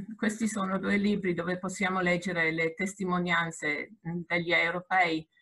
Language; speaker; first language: Italian; non-native, fluent; English